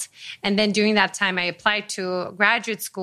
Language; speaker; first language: English; non-native, fluent; Persian